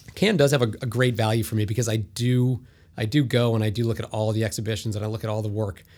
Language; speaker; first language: English; native; English